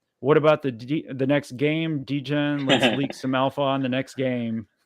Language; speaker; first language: English; native; English